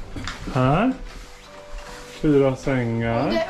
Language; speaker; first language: Swedish; native; Swedish